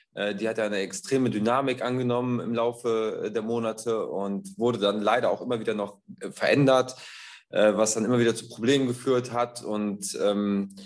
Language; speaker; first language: German; native; German